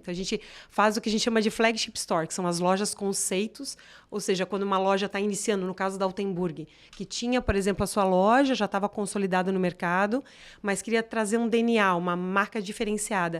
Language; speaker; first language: Portuguese; native; Portuguese